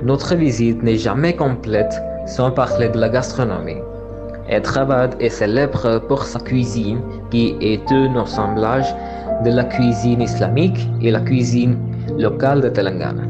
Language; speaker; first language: French; non-native, learner; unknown